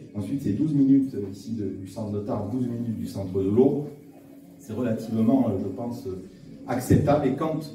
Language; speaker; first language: French; native; French